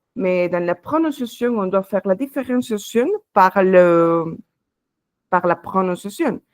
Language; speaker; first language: French; non-native, fluent; Spanish